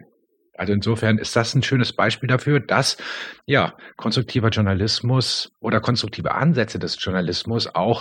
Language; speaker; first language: German; native; German